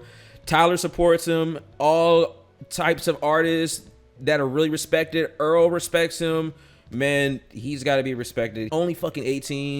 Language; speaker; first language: English; native; English